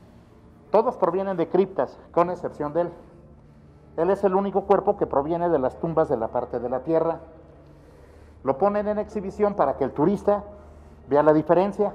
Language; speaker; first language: Spanish; native; Spanish